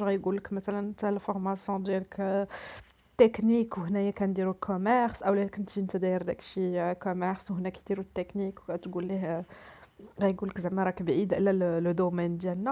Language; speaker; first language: Arabic; native; Arabic